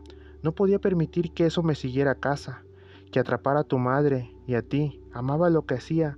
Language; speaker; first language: Spanish; native; Spanish